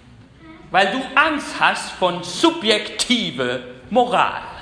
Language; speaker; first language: German; non-native, fluent; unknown